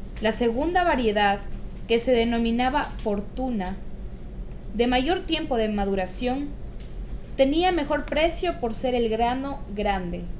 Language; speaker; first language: Spanish; native; Spanish